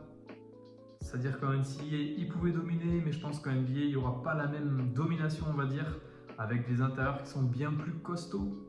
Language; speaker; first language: French; native; French